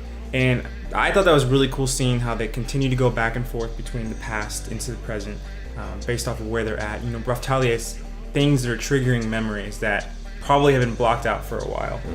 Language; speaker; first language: English; native; English